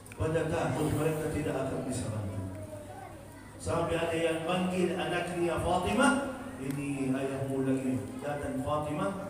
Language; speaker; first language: Malay; non-native, fluent; Arabic